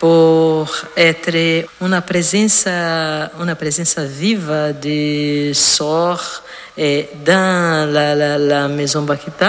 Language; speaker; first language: French; non-native, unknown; Portuguese